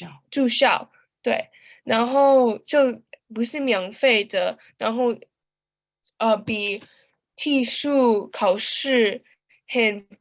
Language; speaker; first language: Chinese; early bilingual, heritage; Chinese